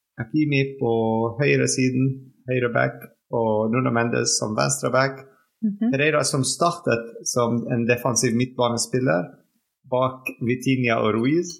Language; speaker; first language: Norwegian; non-native, fluent; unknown